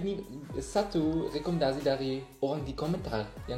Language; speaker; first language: Indonesian; non-native, learner; German